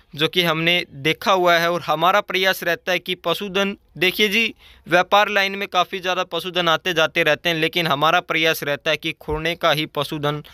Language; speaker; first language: Hindi; native; Hindi